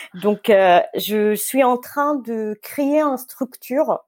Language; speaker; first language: French; non-native, fluent; Arabic